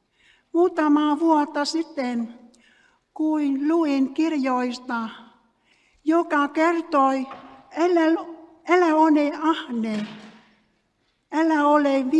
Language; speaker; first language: Finnish; non-native, learner; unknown